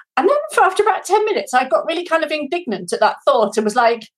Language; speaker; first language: English; native; English